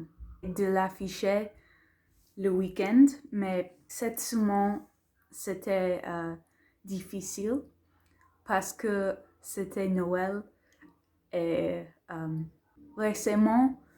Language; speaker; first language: French; non-native, learner; English